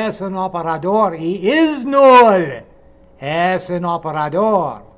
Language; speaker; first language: Spanish; non-native, fluent; English